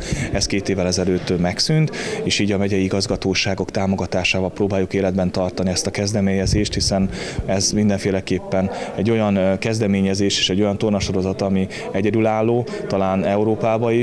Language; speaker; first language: Hungarian; native; Hungarian